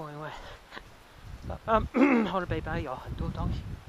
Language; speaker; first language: Chinese; non-native, learner; English